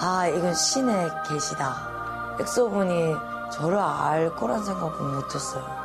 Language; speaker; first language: Korean; native; Korean